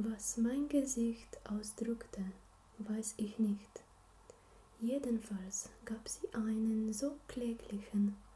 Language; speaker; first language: German; non-native, learner; Slovenian